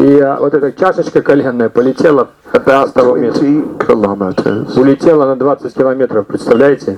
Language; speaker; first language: Russian; native; Russian